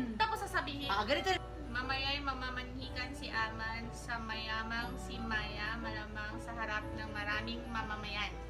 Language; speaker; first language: Filipino; non-native, local second language; Hiligaynon